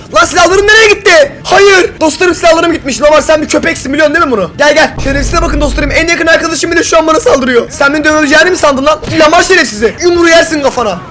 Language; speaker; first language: Turkish; native; Turkish